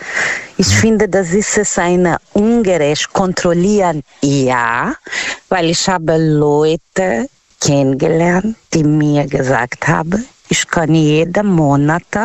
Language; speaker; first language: German; non-native, learner; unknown